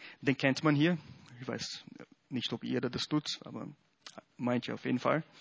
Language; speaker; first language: German; non-native, fluent; Portuguese